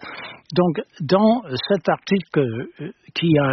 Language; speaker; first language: French; non-native, fluent; English